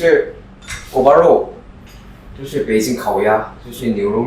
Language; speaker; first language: Chinese; non-native, learner; Korean